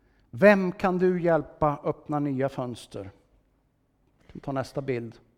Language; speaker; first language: Swedish; native; Swedish